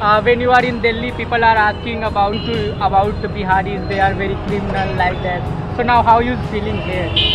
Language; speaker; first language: English; non-native, local second language; Hindi